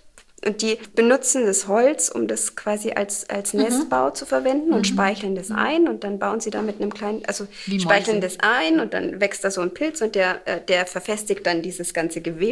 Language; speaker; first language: German; native; German